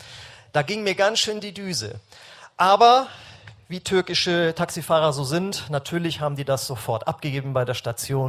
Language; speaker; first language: German; native; German